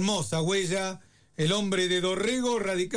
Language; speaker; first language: Spanish; native; Spanish